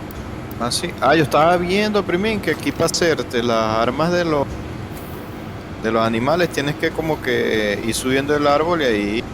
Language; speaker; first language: Spanish; native; Spanish